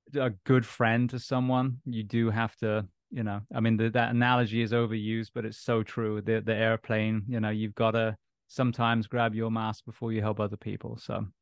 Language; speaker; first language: English; native; English